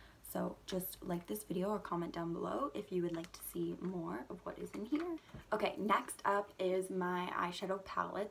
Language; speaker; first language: English; native; English